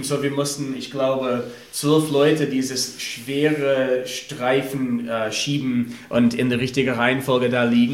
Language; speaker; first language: German; non-native, fluent; English